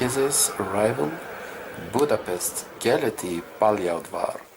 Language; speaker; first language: Hungarian; non-native, learner; Swedish